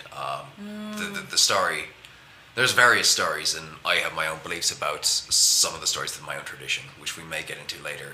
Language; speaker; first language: English; native; English